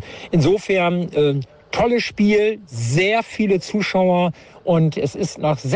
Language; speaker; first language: German; native; German